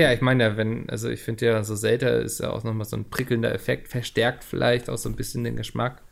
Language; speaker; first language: German; native; German